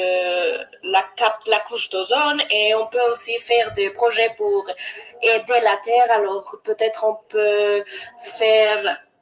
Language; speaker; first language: French; non-native, learner; English